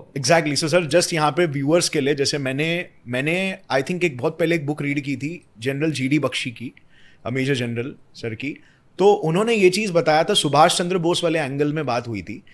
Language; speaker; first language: Hindi; native; Hindi